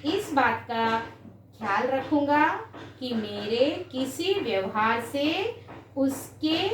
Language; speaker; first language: Hindi; non-native, local second language; Gujarati